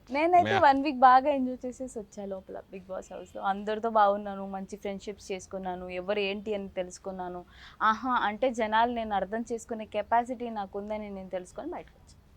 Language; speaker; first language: Telugu; native; Telugu